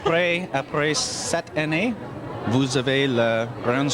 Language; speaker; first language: French; non-native, learner; English